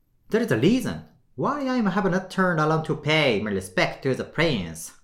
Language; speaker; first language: English; non-native, fluent; Japanese